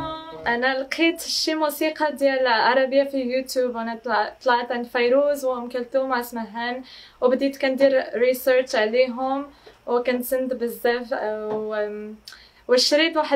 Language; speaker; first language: Arabic; non-native, fluent; English